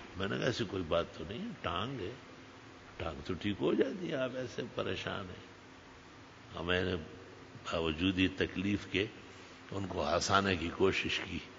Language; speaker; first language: Urdu; non-native, local second language; Pashto